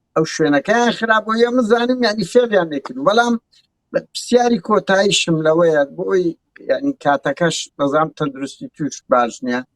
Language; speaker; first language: Central Kurdish; non-native, local second language; Kurdish